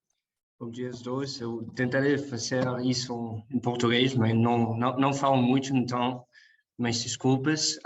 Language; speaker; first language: Portuguese; non-native, learner; Spanish